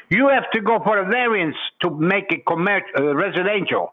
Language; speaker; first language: English; non-native, fluent; Italian